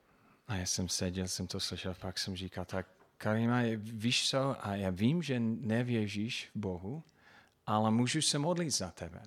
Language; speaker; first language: Czech; non-native, fluent; English